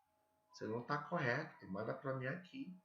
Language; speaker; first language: Portuguese; non-native, learner; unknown